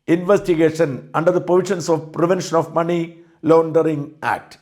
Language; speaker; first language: English; non-native, local second language; Malayalam